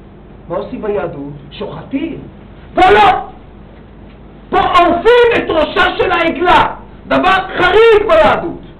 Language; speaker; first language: Hebrew; native; Hebrew